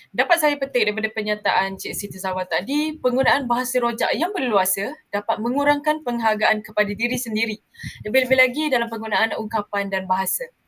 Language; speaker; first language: Malay; native; Malay